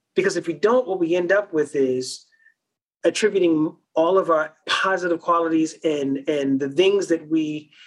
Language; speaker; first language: English; early bilingual, other home language; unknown